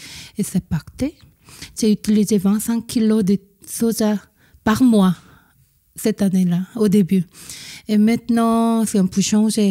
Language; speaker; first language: French; non-native, fluent; Korean